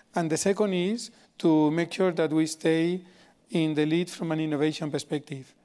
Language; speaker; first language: English; non-native, fluent; Spanish